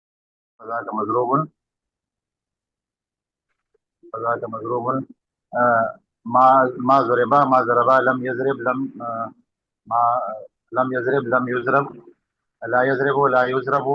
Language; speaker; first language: Arabic; non-native, learner; Urdu